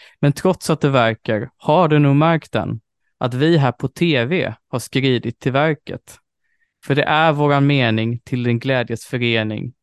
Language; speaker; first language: Swedish; native; Swedish